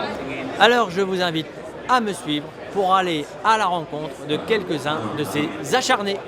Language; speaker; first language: French; native; French